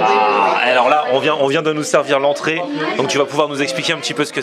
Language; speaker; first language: French; native; French